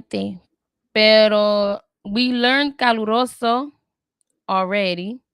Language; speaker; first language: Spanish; non-native, learner; English